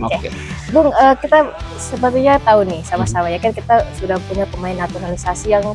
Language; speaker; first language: Indonesian; native; Indonesian